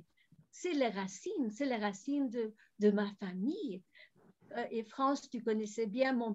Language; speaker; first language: French; non-native, fluent; Spanish